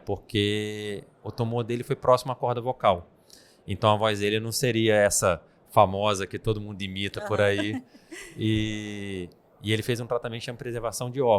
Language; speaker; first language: Portuguese; native; Portuguese